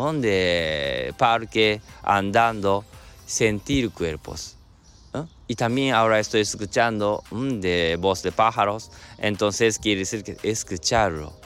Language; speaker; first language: Spanish; non-native, learner; Japanese